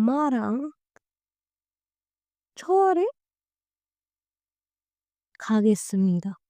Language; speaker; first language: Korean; non-native, learner; Hindi